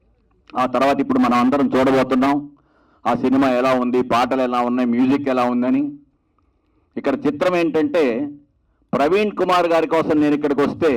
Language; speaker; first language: Telugu; native; Telugu